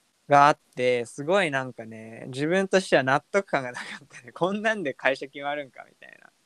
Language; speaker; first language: Japanese; native; Japanese